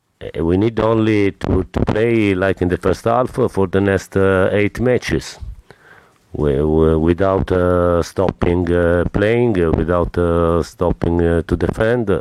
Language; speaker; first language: English; non-native, fluent; Italian